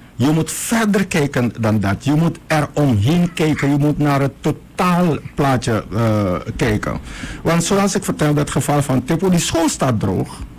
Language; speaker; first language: Dutch; native; Dutch